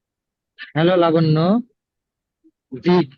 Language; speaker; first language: German; non-native, learner; Bangla